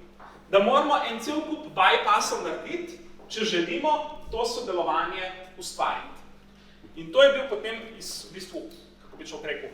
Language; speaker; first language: Slovenian; native; Slovenian